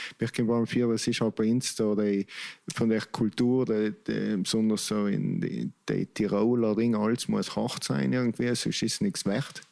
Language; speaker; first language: German; native; German